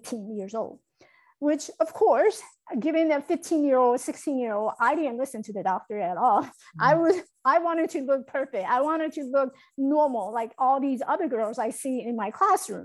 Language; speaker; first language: English; non-native, fluent; Chinese